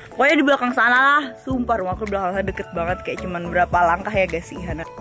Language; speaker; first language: Indonesian; native; Indonesian